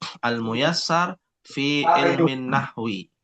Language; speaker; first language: Arabic; non-native, fluent; Indonesian